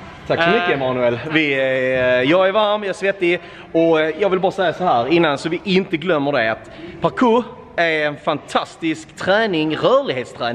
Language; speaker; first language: Swedish; native; Swedish